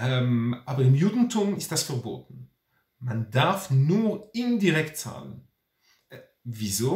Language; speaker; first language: German; non-native, fluent; Hebrew